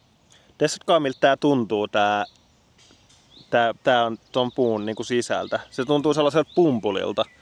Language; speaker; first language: Finnish; native; Finnish